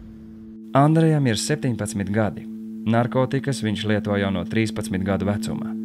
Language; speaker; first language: Latvian; native; Latvian